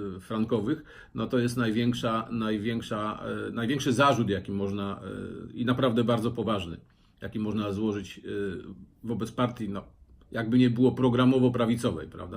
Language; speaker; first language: Polish; native; Polish